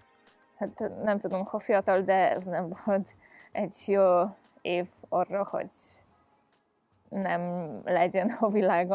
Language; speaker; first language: Hungarian; non-native, fluent; Polish